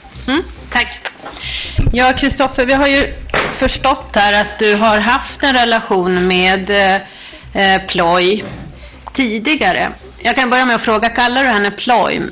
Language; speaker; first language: Swedish; native; Swedish